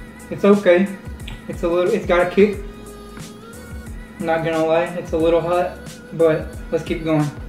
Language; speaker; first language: English; early bilingual, other home language; Spanish